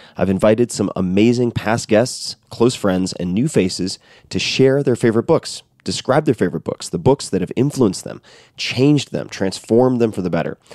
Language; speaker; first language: English; native; English